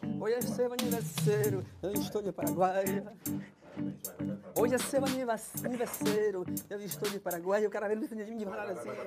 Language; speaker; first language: Portuguese; native; Portuguese